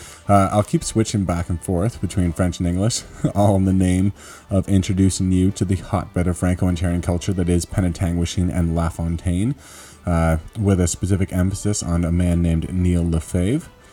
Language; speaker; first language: English; early bilingual, other home language; French